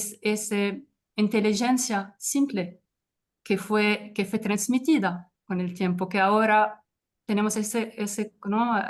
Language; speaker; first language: Spanish; non-native, fluent; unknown